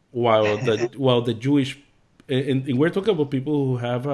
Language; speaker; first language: English; early bilingual, other home language; Spanish